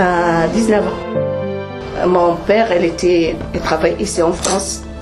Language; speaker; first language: French; non-native, learner; Arabic